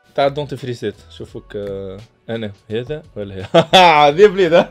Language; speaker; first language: Arabic; native; Arabic